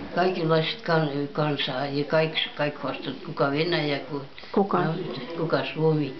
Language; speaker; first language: Finnish; early bilingual, heritage; Finnish